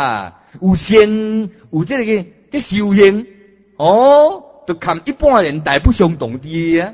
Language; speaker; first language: Chinese; non-native, local second language; Min Nan Chinese